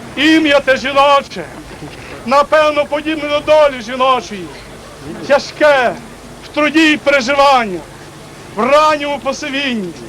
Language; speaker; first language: Ukrainian; native; Ukrainian